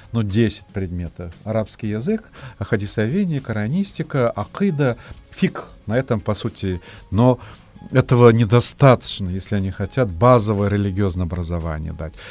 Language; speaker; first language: Russian; non-native, local second language; Tatar